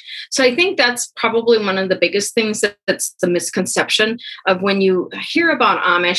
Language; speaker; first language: English; early bilingual, other home language; German